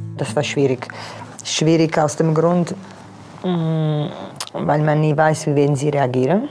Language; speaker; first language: German; non-native, fluent; Croatian